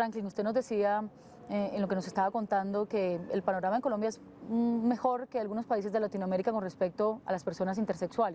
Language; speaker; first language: Spanish; native; Spanish